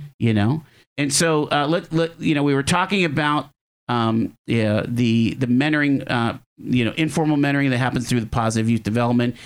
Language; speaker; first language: English; native; English